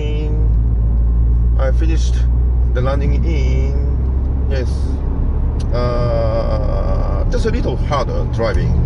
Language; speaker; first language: English; non-native, learner; Japanese